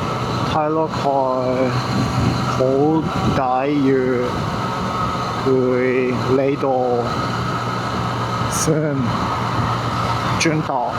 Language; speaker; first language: Cantonese; non-native, learner; Japanese